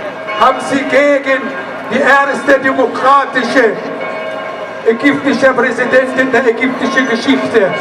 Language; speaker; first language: German; non-native, learner; Arabic